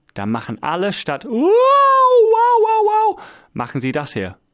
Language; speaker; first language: German; non-native, fluent; English